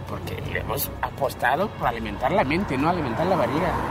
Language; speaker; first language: Spanish; non-native, fluent; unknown